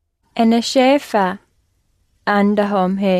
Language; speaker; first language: Arabic; non-native, learner; English